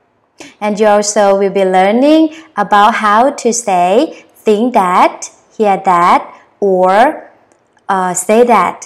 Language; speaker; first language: English; non-native, learner; Thai